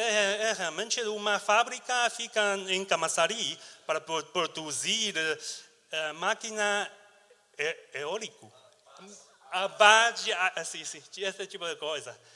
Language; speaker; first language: Portuguese; non-native, learner; Chinese